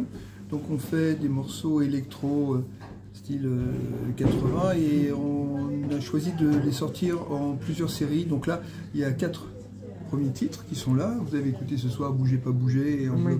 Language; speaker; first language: French; native; French